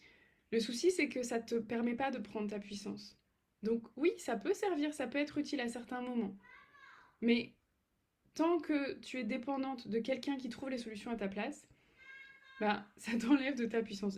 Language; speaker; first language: French; native; French